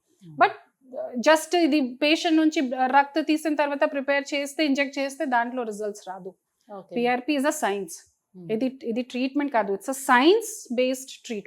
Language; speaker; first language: Telugu; non-native, fluent; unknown